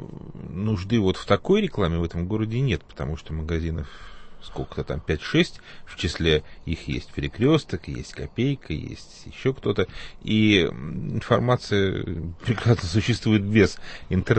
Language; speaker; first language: Russian; native; Russian